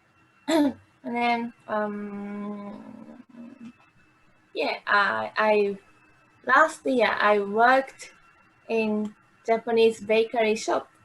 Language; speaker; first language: English; non-native, learner; Japanese